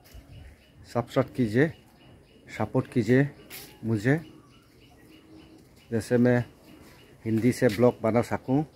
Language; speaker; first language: Hindi; non-native, local second language; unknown